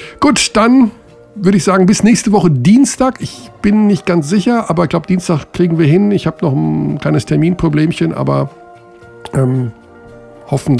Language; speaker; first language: German; native; German